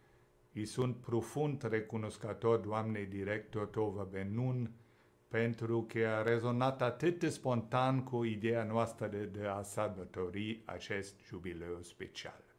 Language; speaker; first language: Romanian; non-native, fluent; German